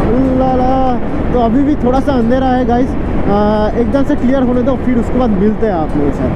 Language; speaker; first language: Hindi; non-native, local second language; Bangla